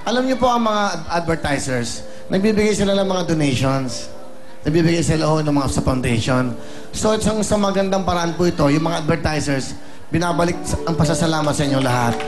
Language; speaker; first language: Filipino; native; Filipino